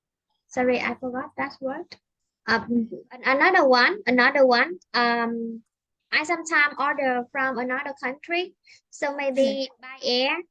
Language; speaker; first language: English; non-native, fluent; Vietnamese